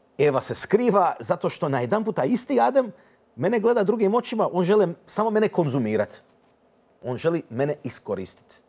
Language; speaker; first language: Croatian; early bilingual, heritage; Croatian